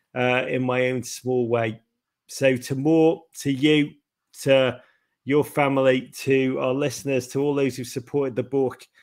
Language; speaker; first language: English; native; English